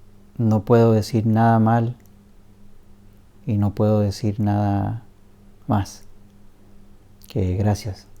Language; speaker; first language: Spanish; early bilingual, other home language; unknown